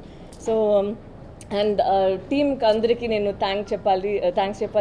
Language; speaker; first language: Telugu; non-native, local second language; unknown